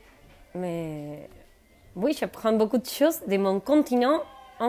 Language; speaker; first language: French; non-native, fluent; Spanish